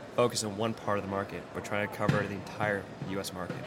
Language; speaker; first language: English; native; English